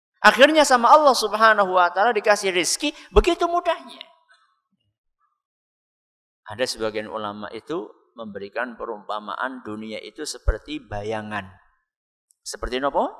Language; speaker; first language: Indonesian; non-native, local second language; Javanese